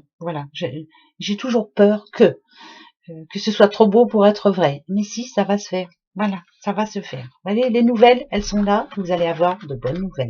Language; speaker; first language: French; native; French